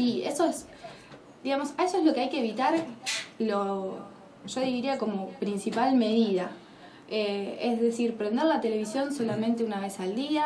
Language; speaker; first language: Spanish; native; Spanish